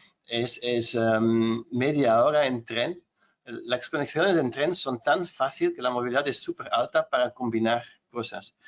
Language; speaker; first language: Spanish; non-native, fluent; Dutch